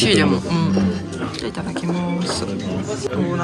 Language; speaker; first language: Japanese; native; Japanese